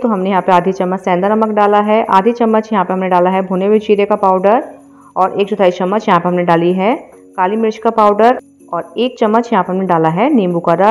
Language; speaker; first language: Hindi; native; Hindi